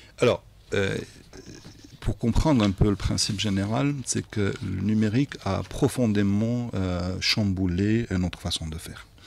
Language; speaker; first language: French; non-native, local second language; Arabic